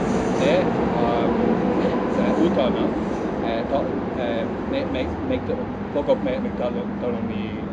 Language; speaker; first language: Hungarian; non-native, learner; English